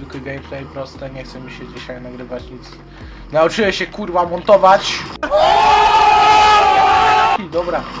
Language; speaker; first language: Polish; native; Polish